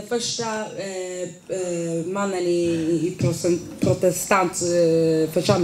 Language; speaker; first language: Swedish; non-native, fluent; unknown